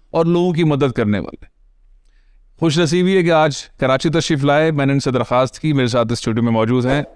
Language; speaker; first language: Urdu; native; Urdu